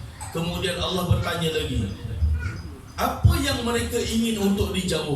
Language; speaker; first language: Malay; native; Malay